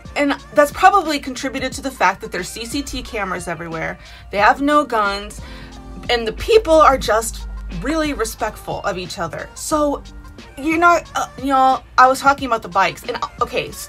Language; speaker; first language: English; native; English